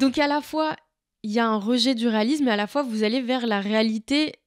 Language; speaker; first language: French; native; French